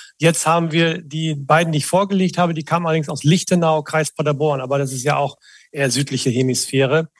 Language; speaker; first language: German; native; German